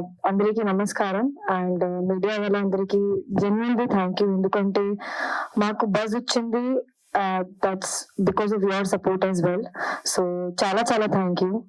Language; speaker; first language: Telugu; non-native, learner; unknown